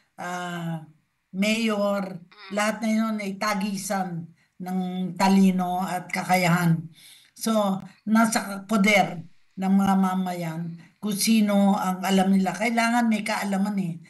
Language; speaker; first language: Filipino; native; Filipino